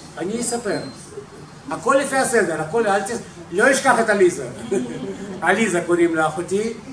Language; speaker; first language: Hebrew; non-native, fluent; Russian